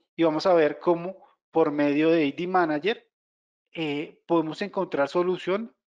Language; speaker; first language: Spanish; native; Spanish